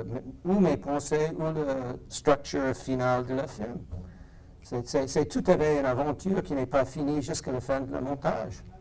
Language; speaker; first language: French; non-native, fluent; English